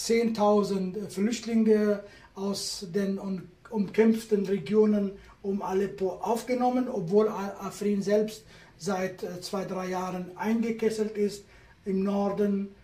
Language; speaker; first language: German; non-native, fluent; Kurdish